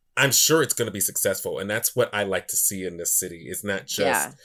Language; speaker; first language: English; native; English